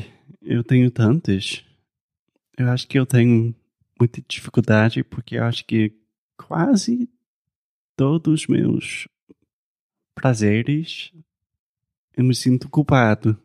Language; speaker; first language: Portuguese; non-native, fluent; English